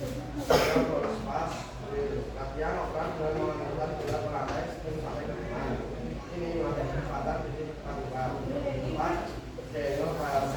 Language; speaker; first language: Indonesian; native; Indonesian